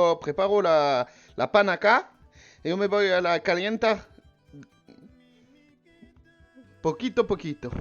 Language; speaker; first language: Spanish; non-native, learner; French